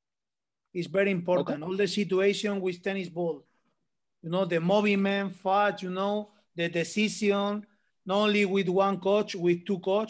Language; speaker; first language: English; non-native, learner; Spanish